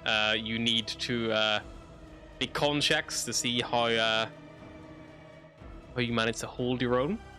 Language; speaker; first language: English; native; English